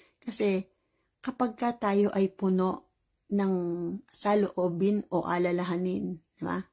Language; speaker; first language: Filipino; native; Filipino